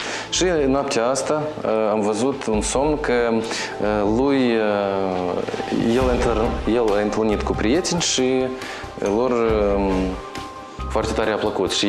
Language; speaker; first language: Romanian; non-native, local second language; Russian